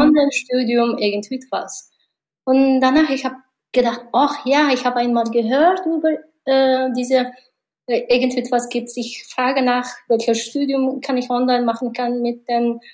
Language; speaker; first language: German; non-native, learner; Mongolian